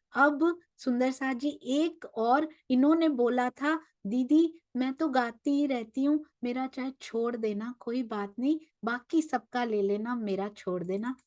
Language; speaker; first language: Hindi; native; Hindi